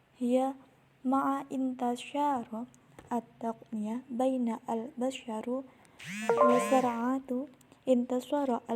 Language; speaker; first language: Arabic; non-native, learner; Indonesian